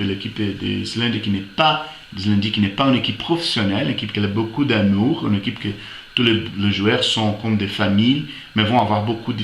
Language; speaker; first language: French; non-native, fluent; Portuguese